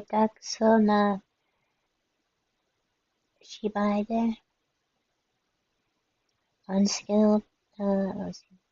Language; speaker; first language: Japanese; non-native, learner; English